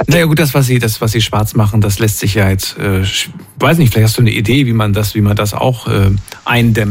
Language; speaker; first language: German; native; German